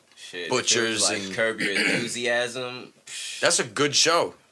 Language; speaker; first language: English; native; English